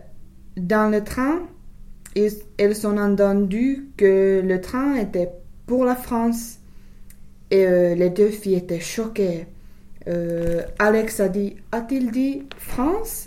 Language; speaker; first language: French; non-native, learner; English